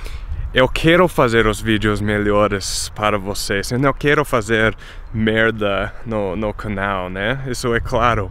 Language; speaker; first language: Portuguese; non-native, fluent; English